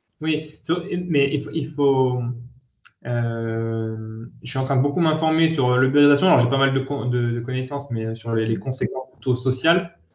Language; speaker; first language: French; native; French